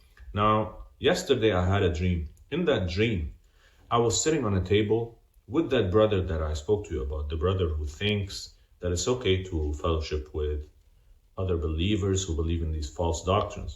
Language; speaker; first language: English; non-native, fluent; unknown